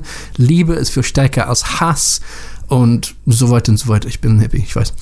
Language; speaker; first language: German; non-native, learner; English